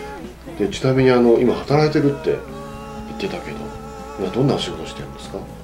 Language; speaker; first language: Japanese; native; Japanese